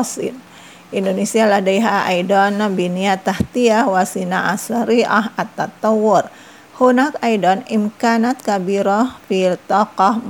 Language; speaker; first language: Arabic; non-native, fluent; Indonesian